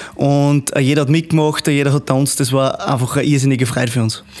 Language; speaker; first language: German; native; German